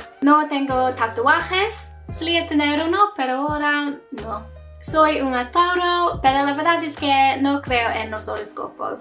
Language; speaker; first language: Spanish; non-native, learner; English